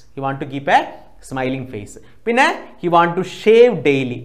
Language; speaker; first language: English; non-native, local second language; Malayalam